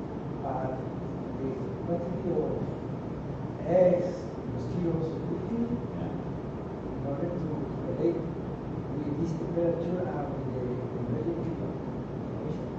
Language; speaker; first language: English; non-native, learner; Spanish